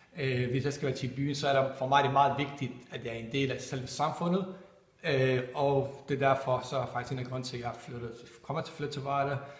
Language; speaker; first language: Danish; non-native, fluent; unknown